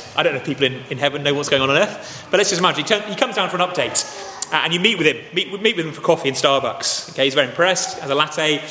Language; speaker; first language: English; native; English